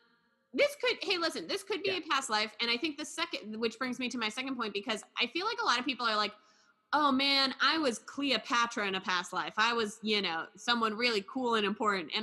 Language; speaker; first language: English; native; English